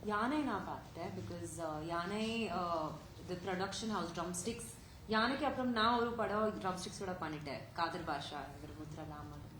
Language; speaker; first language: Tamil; non-native, learner; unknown